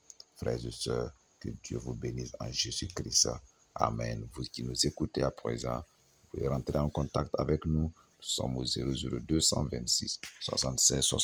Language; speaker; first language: French; non-native, local second language; Mossi